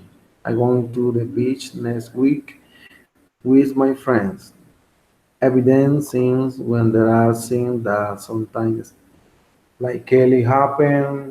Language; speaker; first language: English; non-native, learner; Spanish